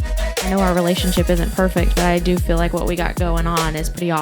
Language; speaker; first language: English; native; English